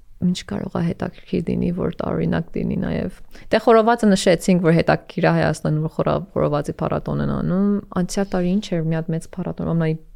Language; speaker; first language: Armenian; early bilingual, heritage; Armenian